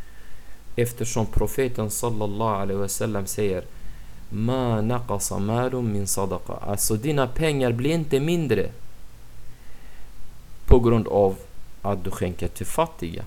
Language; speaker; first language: Swedish; non-native, fluent; Arabic